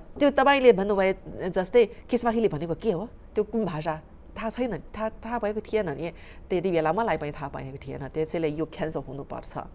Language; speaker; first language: Nepali; non-native, fluent; Chinese